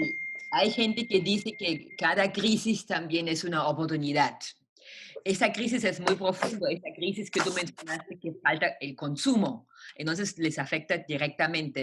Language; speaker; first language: Spanish; non-native, fluent; German